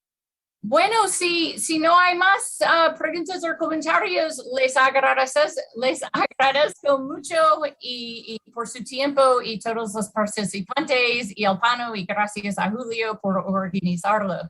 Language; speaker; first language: Spanish; non-native, fluent; English